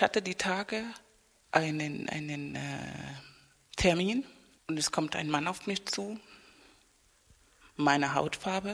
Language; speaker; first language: German; non-native, fluent; Spanish